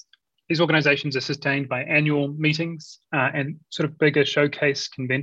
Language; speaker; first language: English; native; English